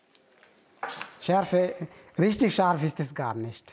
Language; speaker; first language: German; non-native, fluent; Indonesian